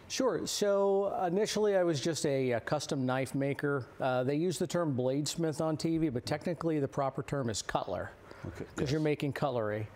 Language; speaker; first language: English; native; English